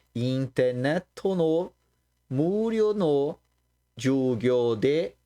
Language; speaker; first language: Japanese; non-native, learner; Portuguese